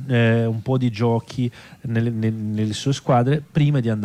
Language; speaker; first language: Italian; non-native, fluent; Portuguese